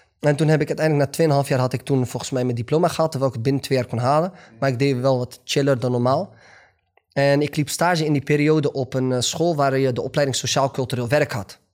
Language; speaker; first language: Dutch; early bilingual, other home language; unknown